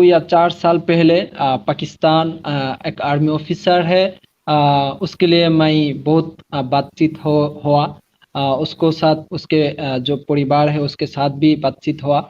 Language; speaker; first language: Hindi; non-native, learner; Bangla